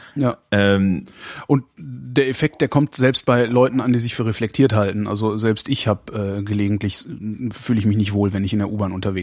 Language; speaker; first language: German; native; German